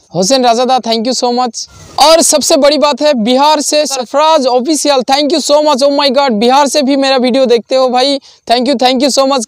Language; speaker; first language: Hindi; non-native, local second language; Bangla